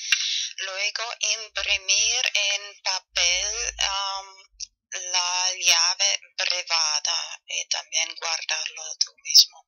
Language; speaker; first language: Spanish; non-native, fluent; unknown